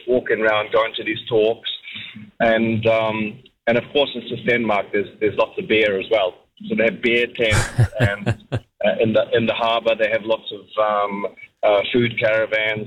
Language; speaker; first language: English; native; English